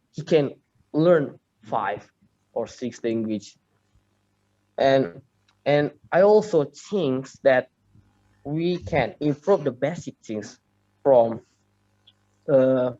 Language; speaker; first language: English; non-native, learner; Indonesian